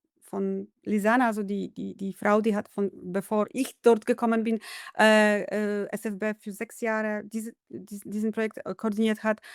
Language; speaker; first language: German; non-native, fluent; Polish